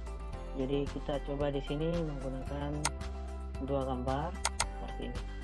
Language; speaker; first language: Indonesian; native; Indonesian